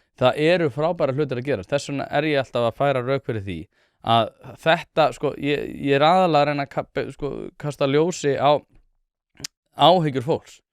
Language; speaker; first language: Icelandic; native; Icelandic